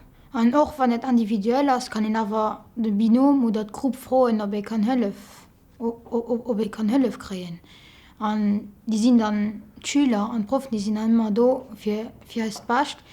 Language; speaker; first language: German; non-native, learner; French